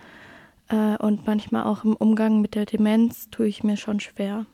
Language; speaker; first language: German; native; German